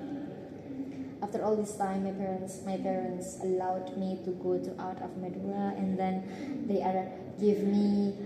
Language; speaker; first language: English; non-native, learner; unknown